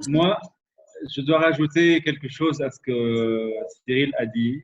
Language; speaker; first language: French; non-native, local second language; Arabic